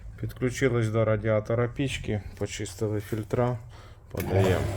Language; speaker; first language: Ukrainian; native; Ukrainian